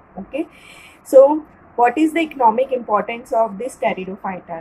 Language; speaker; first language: English; non-native, local second language; Marathi